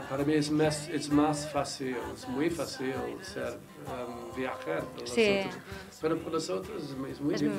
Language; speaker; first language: Spanish; non-native, learner; English